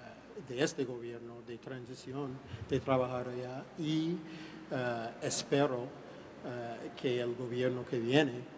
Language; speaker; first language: Spanish; non-native, fluent; English